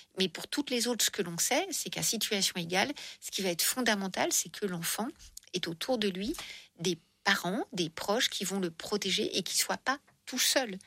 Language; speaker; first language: French; native; French